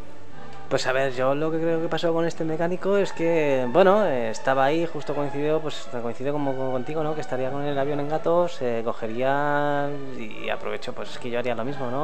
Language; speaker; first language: Spanish; native; Spanish